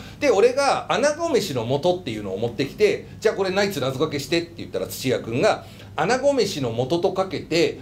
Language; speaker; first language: Japanese; native; Japanese